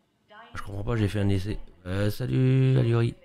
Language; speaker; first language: French; native; French